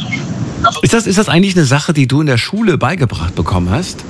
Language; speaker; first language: German; native; German